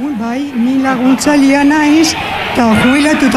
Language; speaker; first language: Basque; non-native, local second language; Spanish